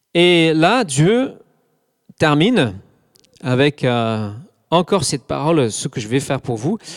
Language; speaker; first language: French; non-native, fluent; English